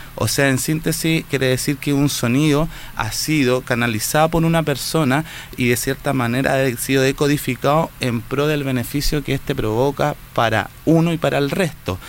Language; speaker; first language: Spanish; native; Spanish